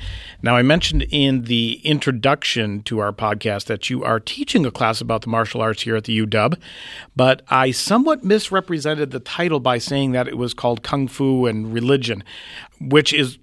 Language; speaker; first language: English; native; English